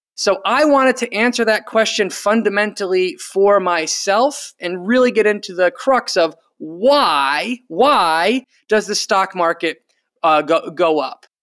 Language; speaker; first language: English; native; English